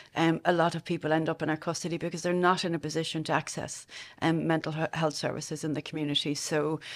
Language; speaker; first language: English; native; English